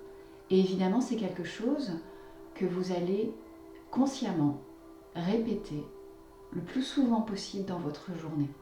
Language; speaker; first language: French; native; French